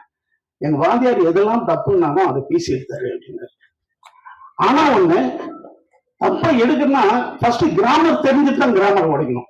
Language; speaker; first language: Tamil; native; Tamil